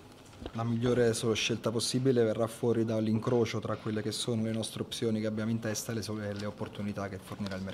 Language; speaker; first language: Italian; native; Italian